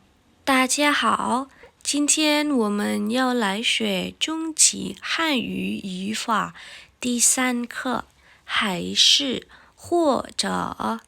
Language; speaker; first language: Chinese; non-native, fluent; Indonesian